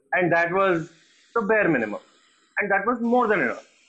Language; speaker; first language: Hindi; native; Hindi